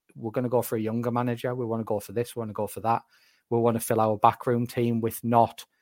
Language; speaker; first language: English; native; English